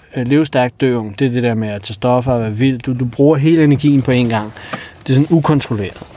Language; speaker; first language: Danish; early bilingual, other home language; Albanian